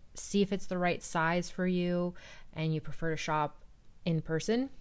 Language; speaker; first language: English; native; English